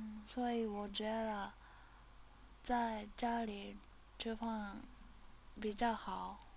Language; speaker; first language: Chinese; non-native, learner; Japanese